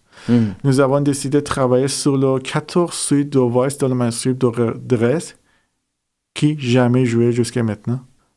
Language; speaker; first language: French; non-native, fluent; Persian